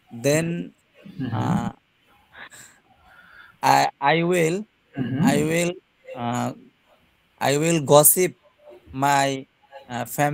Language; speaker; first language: English; non-native, learner; Bangla